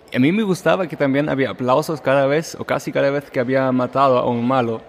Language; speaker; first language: Spanish; non-native, fluent; German